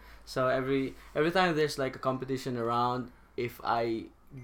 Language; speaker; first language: English; non-native, local second language; Filipino